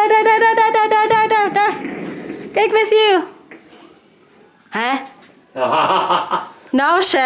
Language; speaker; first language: Dutch; non-native, learner; Waray